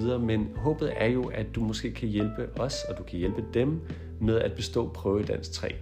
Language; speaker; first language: Danish; native; Danish